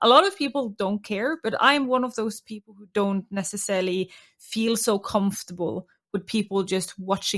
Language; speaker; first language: English; non-native, fluent; Norwegian